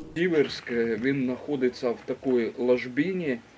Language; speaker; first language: Ukrainian; native; Ukrainian